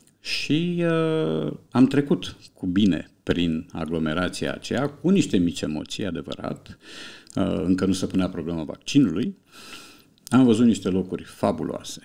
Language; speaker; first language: Romanian; native; Romanian